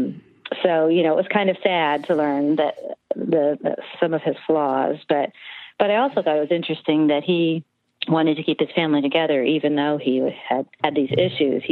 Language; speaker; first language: English; native; English